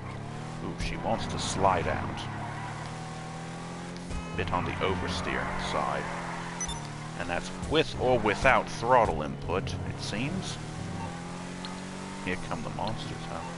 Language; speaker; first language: English; native; English